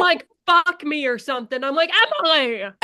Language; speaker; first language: English; native; English